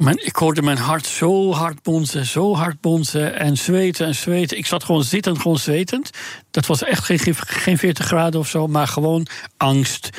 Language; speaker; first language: Dutch; non-native, fluent; Persian